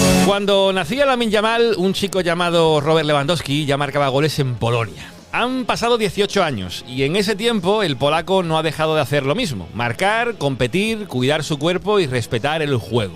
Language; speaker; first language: Spanish; native; Spanish